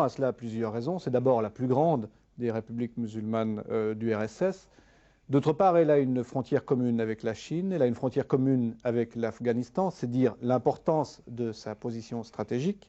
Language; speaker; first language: French; native; French